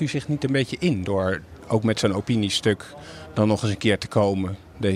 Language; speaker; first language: Dutch; native; Dutch